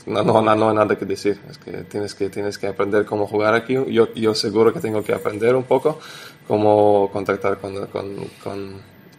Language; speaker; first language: Spanish; non-native, learner; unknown